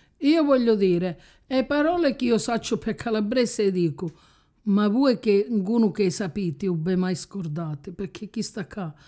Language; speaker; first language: Italian; native; Italian